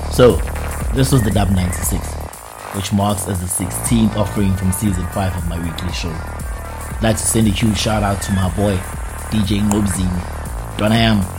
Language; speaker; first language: English; non-native, local second language; Zulu